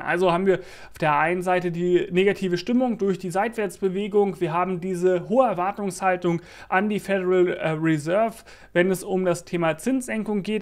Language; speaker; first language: German; native; German